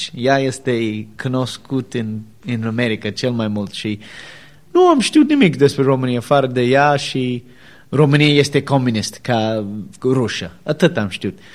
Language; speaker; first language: Romanian; non-native, learner; English